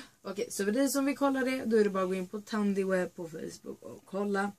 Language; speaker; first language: Swedish; native; Swedish